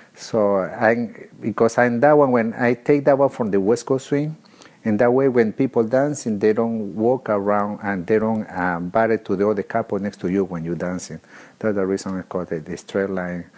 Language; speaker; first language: English; non-native, learner; Spanish